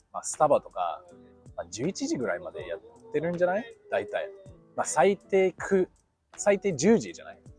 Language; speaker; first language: Japanese; non-native, fluent; English